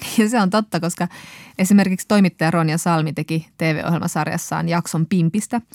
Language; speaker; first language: Finnish; native; Finnish